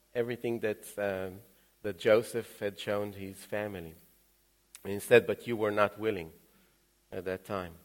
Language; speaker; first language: English; early bilingual, other home language; Russian